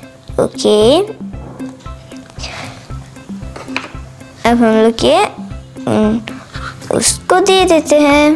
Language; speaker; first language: Hindi; native; Hindi